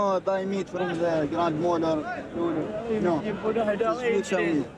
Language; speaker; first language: English; non-native, learner; Arabic